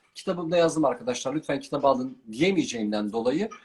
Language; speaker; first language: Turkish; non-native, local second language; Kurdish